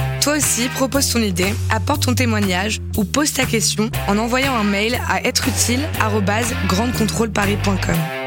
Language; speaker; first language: French; native; French